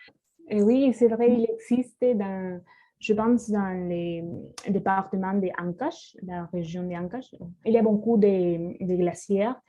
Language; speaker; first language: French; non-native, learner; Spanish